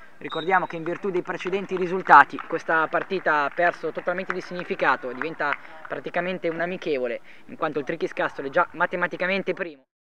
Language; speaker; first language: Italian; native; Italian